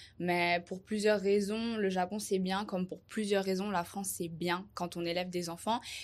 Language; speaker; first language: French; native; French